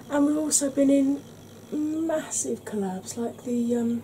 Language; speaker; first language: English; native; English